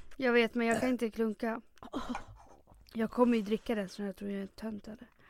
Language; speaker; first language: Swedish; early bilingual, other home language; Spanish